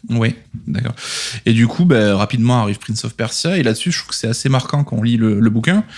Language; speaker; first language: French; native; French